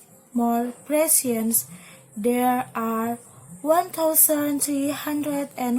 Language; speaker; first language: English; non-native, learner; Indonesian